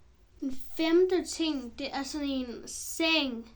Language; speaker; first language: Danish; early bilingual, other home language; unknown